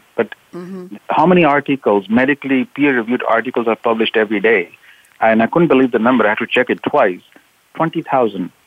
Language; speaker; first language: English; non-native, local second language; Urdu